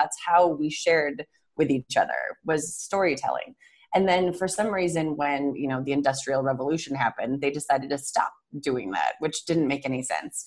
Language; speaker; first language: English; native; English